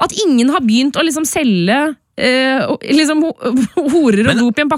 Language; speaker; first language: Norwegian; native; Norwegian